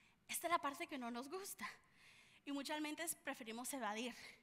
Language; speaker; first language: Spanish; early bilingual, heritage; Spanish